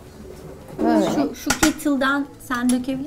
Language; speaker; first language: Turkish; native; Turkish